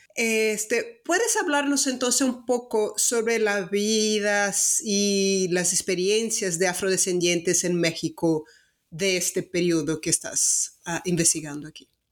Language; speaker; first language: Spanish; non-native, fluent; Portuguese